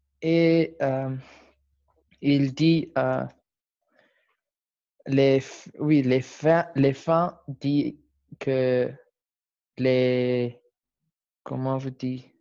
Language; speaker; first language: French; non-native, learner; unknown